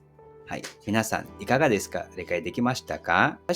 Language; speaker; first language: Japanese; non-native, fluent; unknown